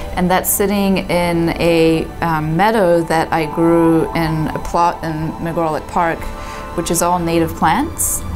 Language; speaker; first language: English; non-native, fluent; Polish